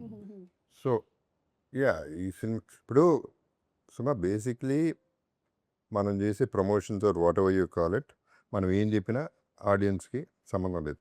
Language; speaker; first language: Telugu; native; Telugu